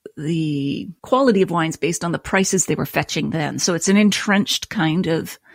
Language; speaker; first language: English; native; English